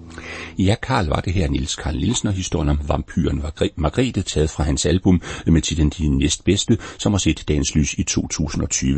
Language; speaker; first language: Danish; native; Danish